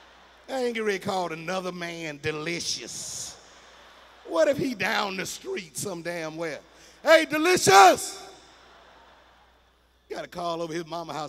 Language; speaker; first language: English; native; English